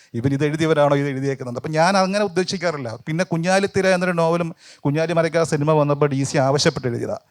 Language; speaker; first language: Malayalam; native; Malayalam